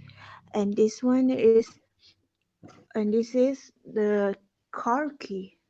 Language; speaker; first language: English; non-native, fluent; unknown